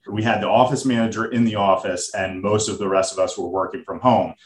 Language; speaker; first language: English; native; English